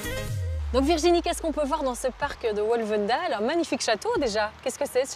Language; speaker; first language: French; native; French